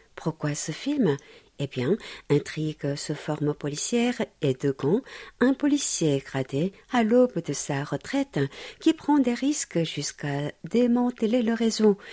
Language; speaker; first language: French; non-native, fluent; Korean